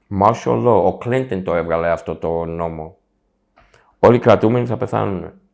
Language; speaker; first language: Greek; early bilingual, heritage; Greek